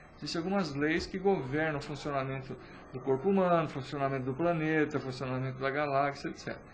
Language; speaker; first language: Portuguese; native; Portuguese